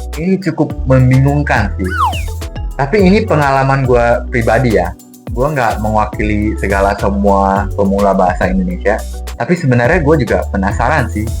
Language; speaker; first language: Indonesian; non-native, fluent; English